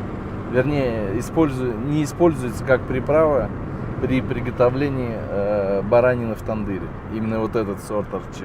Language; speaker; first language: Russian; native; Russian